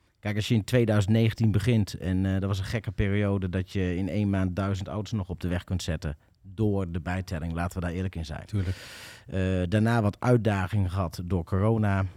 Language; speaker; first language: Dutch; native; Dutch